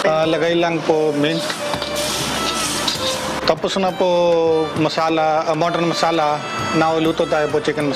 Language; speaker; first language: Filipino; non-native, learner; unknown